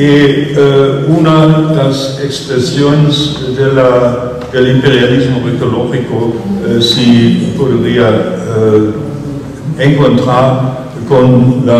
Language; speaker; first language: Spanish; non-native, fluent; German